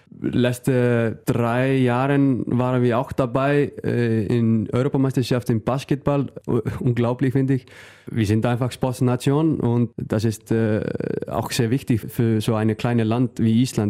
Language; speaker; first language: German; non-native, learner; Icelandic